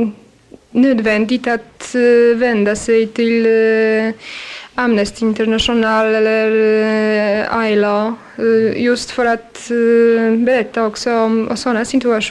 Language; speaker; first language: Swedish; non-native, fluent; Polish